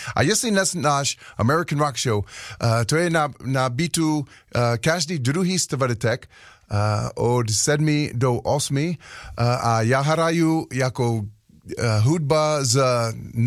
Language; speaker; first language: Czech; non-native, learner; English